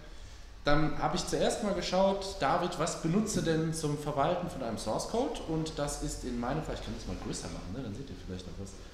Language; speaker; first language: German; native; German